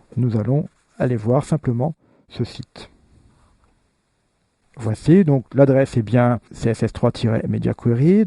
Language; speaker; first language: French; native; French